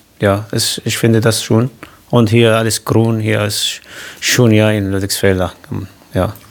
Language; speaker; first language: German; non-native, learner; Kurdish